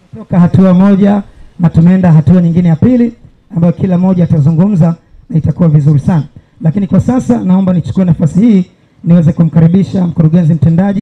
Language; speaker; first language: Swahili; native; Swahili